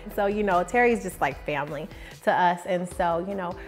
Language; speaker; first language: English; native; English